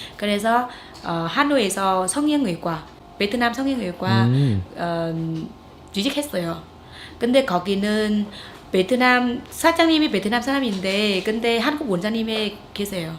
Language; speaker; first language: Korean; non-native, fluent; Vietnamese